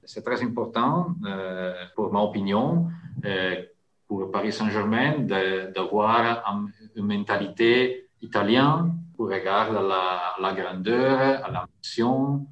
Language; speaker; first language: French; non-native, fluent; Italian